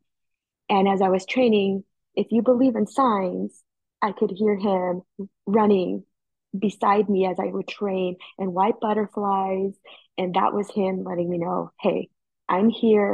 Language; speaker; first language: English; native; English